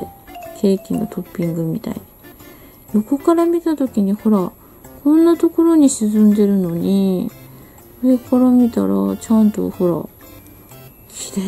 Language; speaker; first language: Japanese; native; Japanese